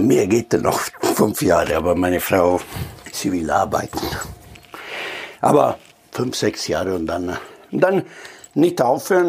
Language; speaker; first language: German; non-native, learner; Italian